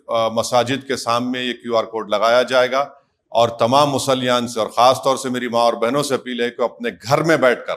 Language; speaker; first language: Hindi; native; Hindi